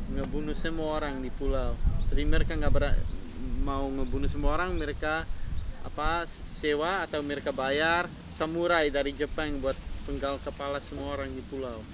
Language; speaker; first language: Indonesian; non-native, learner; Dutch